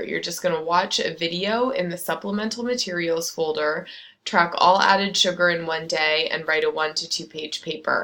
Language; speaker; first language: English; native; English